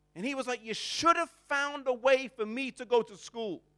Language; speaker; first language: English; native; English